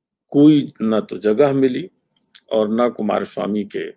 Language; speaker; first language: Hindi; native; Hindi